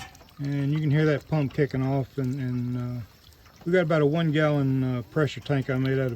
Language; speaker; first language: English; native; English